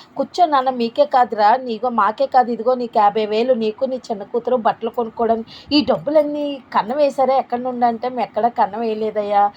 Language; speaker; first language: Telugu; native; Telugu